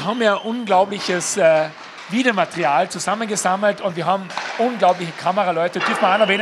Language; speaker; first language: German; native; German